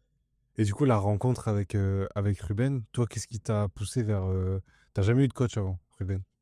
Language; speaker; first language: French; native; French